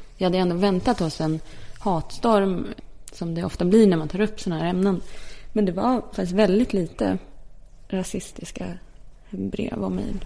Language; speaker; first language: Swedish; early bilingual, other home language; Polish